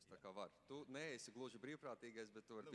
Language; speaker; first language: Latvian; native; Latvian